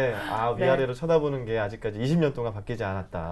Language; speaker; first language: Korean; native; Korean